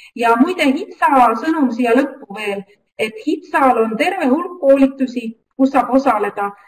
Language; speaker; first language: Estonian; native; Estonian